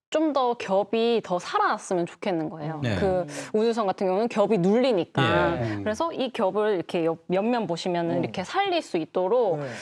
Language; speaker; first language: Korean; native; Korean